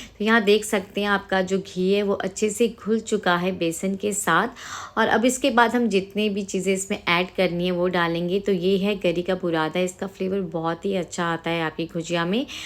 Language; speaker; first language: Hindi; native; Hindi